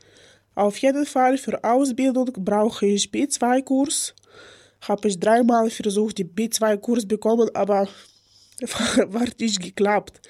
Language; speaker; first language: German; non-native, learner; Ukrainian